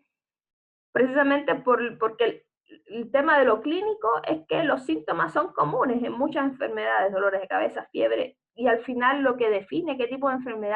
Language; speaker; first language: Spanish; native; Spanish